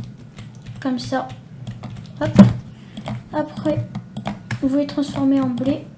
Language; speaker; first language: French; native; French